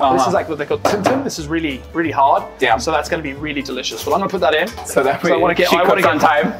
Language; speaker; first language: English; native; English